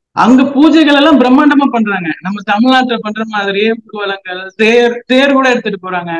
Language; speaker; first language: Tamil; native; Tamil